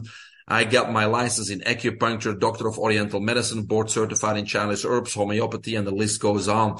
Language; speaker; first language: English; non-native, fluent; Dutch